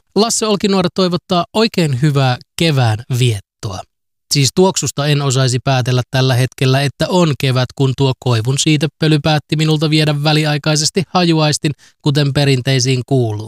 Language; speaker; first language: Finnish; native; Finnish